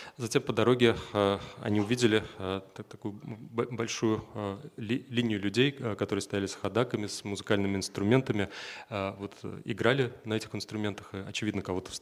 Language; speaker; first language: Russian; native; Russian